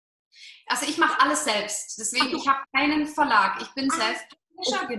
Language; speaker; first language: German; native; German